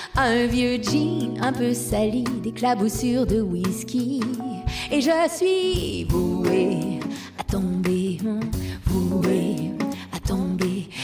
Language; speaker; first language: French; native; French